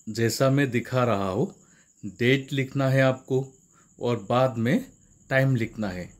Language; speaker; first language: Hindi; non-native, local second language; Assamese